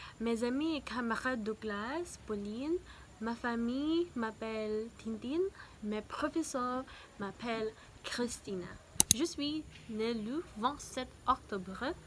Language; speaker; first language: French; non-native, learner; Filipino